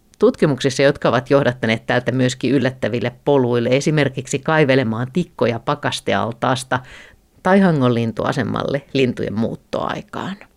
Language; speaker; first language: Finnish; native; Finnish